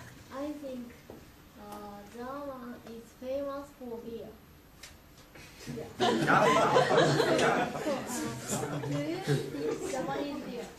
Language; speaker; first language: English; non-native, learner; Japanese